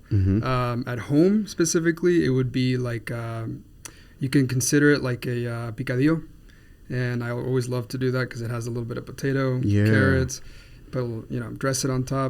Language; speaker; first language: English; non-native, fluent; Spanish